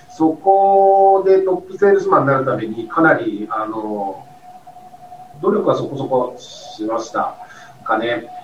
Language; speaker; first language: Japanese; native; Japanese